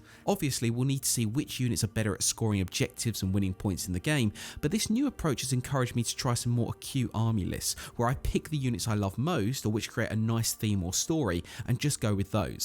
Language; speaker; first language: English; native; English